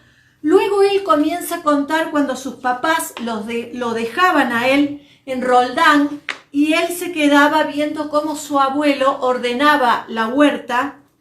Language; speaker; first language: Spanish; native; Spanish